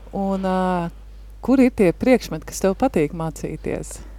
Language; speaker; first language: Latvian; native; Latvian